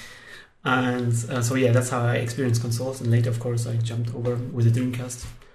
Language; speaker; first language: English; non-native, fluent; Polish